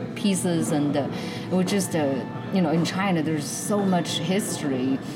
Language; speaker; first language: English; non-native, fluent; Chinese